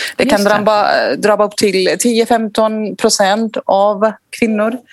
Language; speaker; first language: Swedish; non-native, fluent; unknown